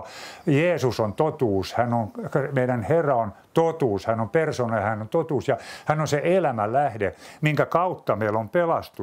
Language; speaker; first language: Finnish; native; Finnish